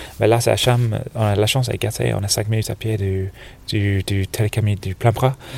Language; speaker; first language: French; non-native, fluent; English